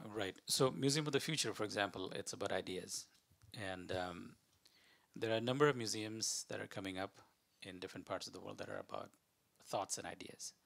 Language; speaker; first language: English; non-native, local second language; Malayalam